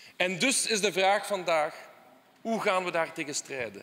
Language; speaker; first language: Dutch; non-native, local second language; French